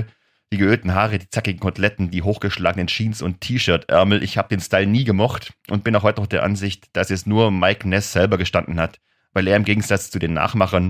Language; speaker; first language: German; native; German